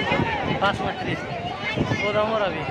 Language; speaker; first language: Russian; non-native, learner; Tajik